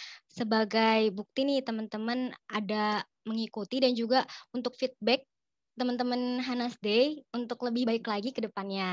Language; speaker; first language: Indonesian; native; Indonesian